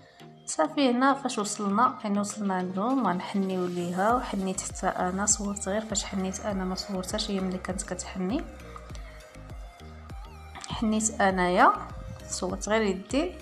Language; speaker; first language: Arabic; native; Arabic